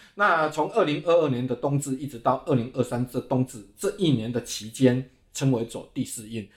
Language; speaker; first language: Chinese; native; Chinese